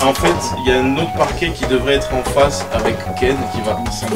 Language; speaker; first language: French; native; French